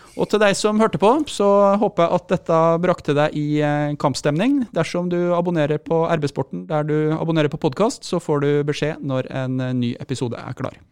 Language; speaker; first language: Norwegian; native; Norwegian